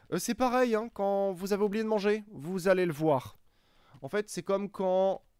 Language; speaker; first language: French; native; French